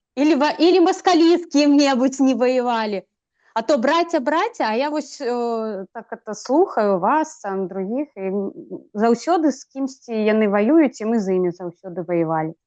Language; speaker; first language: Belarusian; non-native, local second language; Russian